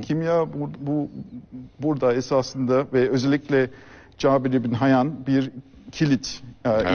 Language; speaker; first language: Turkish; non-native, fluent; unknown